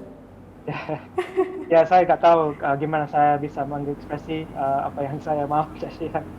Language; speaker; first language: Indonesian; non-native, fluent; English